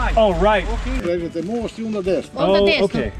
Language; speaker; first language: English; native; English